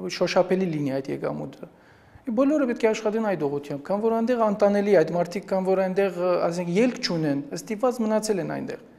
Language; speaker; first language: Armenian; early bilingual, heritage; Armenian